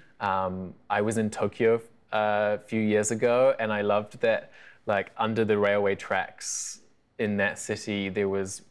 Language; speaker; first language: English; native; English